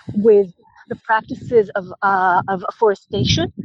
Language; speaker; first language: English; non-native, fluent; Hebrew